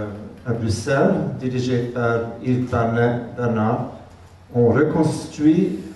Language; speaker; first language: French; non-native, fluent; Hungarian